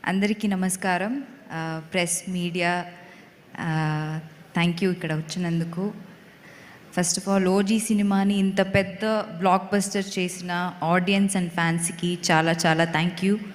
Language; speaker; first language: Telugu; non-native, local second language; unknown